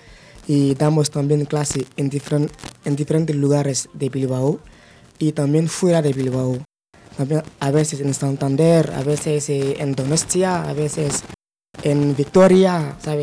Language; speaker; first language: Spanish; non-native, fluent; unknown